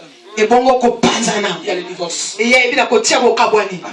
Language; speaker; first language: French; non-native, local second language; Lingala